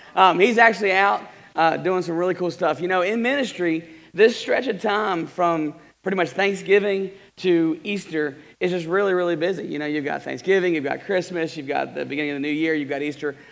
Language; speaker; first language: English; native; English